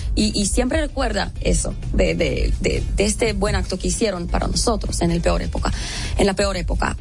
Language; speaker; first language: Spanish; non-native, fluent; Hebrew